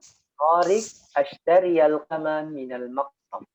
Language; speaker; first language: Arabic; non-native, fluent; Indonesian